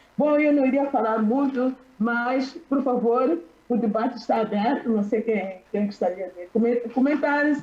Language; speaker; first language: Portuguese; non-native, local second language; Tsonga